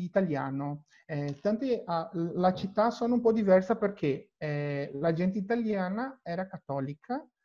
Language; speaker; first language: Italian; non-native, learner; Portuguese